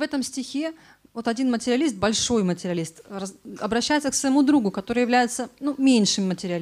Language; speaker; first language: Russian; native; Russian